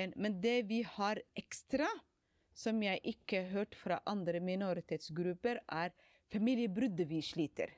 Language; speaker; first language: Norwegian; non-native, fluent; Somali